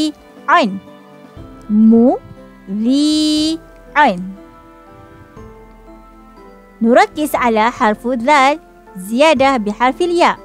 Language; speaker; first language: Arabic; non-native, fluent; Malay